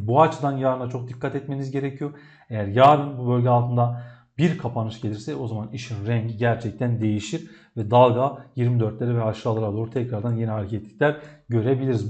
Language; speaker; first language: Turkish; native; Turkish